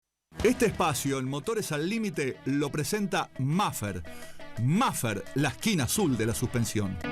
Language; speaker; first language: Spanish; native; Spanish